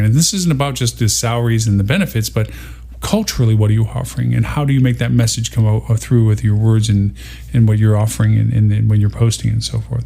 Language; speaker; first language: English; native; English